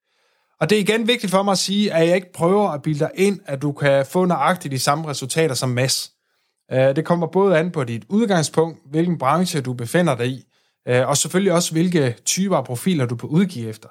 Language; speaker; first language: Danish; native; Danish